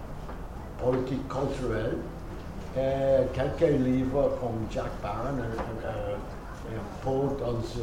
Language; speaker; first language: French; non-native, fluent; English